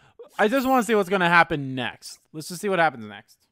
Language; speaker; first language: English; native; English